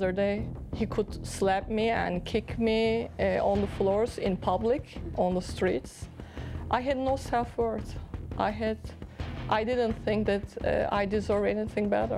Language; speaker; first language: English; non-native, fluent; Turkish